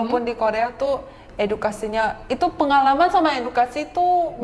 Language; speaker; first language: Indonesian; early bilingual, other home language; Korean